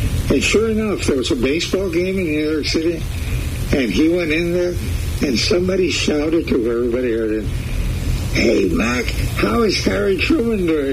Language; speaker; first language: English; early bilingual, other home language; Spanish